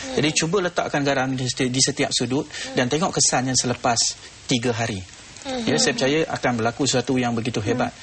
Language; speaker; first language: Malay; native; Malay